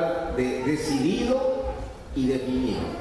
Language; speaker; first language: Spanish; native; Spanish